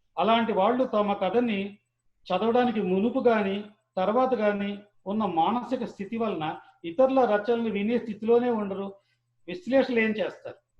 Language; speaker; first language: Telugu; native; Telugu